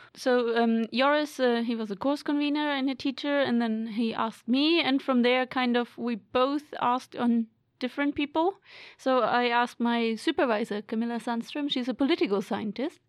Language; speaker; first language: English; non-native, fluent; German